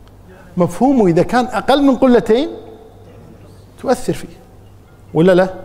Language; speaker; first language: Arabic; native; Arabic